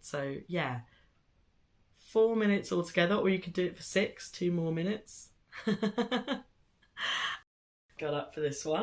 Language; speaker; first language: English; native; English